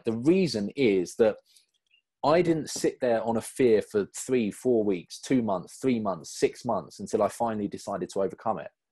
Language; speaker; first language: English; native; English